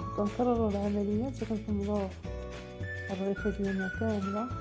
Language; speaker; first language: Arabic; native; Arabic